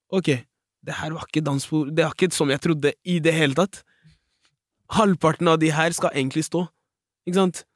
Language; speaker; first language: Norwegian; early bilingual, other home language; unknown